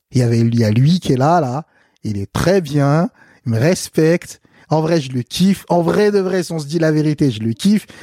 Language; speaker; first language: French; early bilingual, other home language; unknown